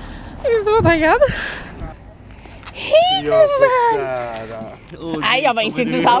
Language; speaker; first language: Swedish; native; Swedish